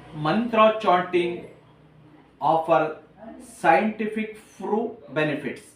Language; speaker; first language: English; non-native, local second language; Kannada